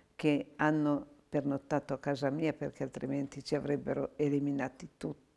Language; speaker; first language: Italian; native; Italian